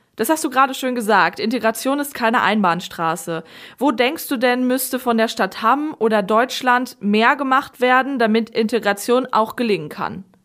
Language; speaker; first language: German; native; German